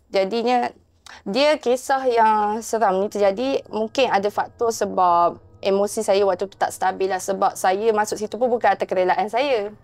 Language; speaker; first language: Malay; native; Malay